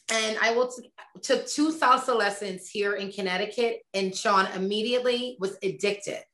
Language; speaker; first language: English; native; English